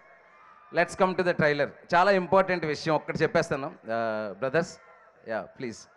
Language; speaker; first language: Telugu; native; Telugu